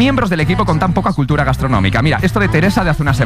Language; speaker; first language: Spanish; native; Spanish